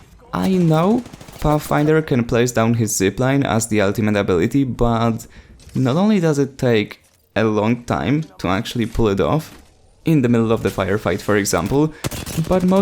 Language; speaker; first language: English; non-native, fluent; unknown